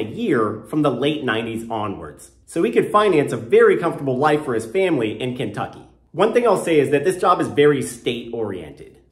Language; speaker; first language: English; native; English